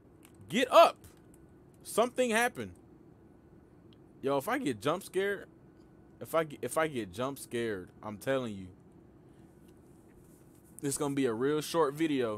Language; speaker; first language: English; native; English